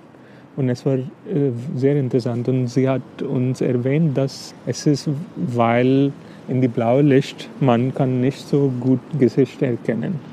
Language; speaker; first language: German; non-native, fluent; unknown